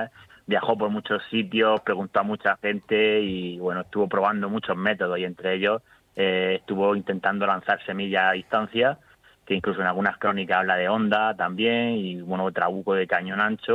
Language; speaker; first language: Spanish; native; Spanish